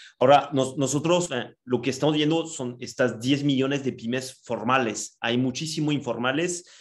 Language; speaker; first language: Spanish; non-native, fluent; French